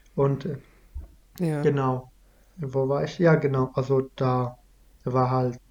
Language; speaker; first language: German; non-native, fluent; Kurdish